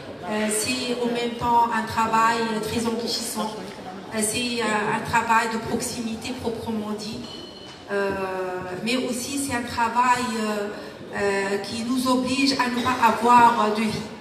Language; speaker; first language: French; non-native, local second language; Arabic